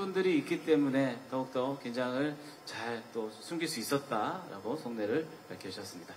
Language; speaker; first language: Korean; native; Korean